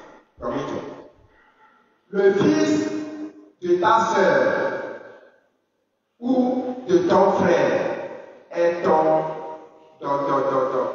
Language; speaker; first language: French; non-native, fluent; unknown